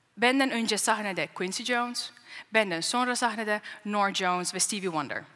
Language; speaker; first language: Turkish; early bilingual, heritage; Turkish